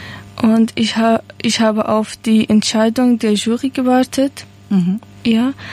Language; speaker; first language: German; non-native, learner; Persian